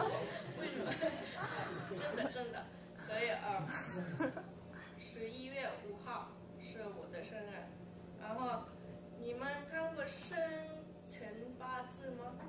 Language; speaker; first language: Chinese; early bilingual, heritage; English